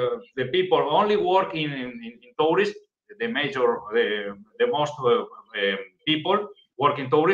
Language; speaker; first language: English; non-native, learner; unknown